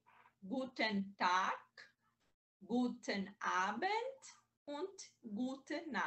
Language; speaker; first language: German; non-native, learner; Portuguese